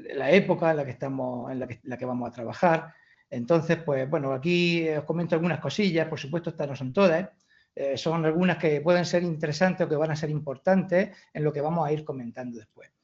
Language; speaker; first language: Spanish; native; Spanish